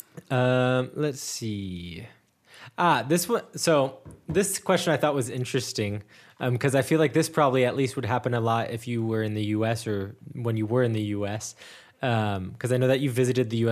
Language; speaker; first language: English; native; English